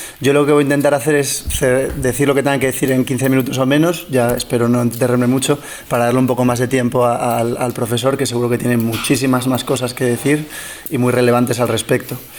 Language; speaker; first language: Spanish; early bilingual, other home language; English